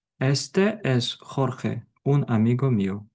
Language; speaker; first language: Spanish; non-native, fluent; Ukrainian